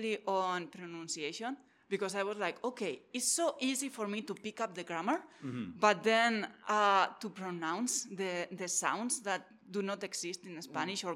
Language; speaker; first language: English; non-native, fluent; Catalan